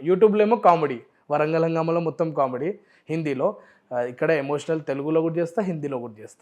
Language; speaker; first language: Telugu; non-native, local second language; Urdu